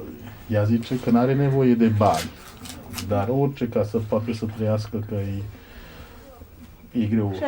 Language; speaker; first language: Romanian; non-native, local second language; Hungarian